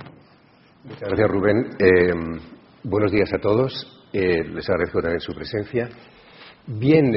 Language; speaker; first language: Spanish; native; Spanish